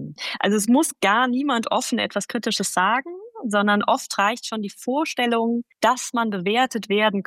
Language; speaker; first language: German; native; German